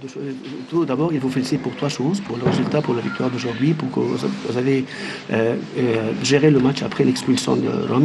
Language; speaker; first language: French; non-native, fluent; Arabic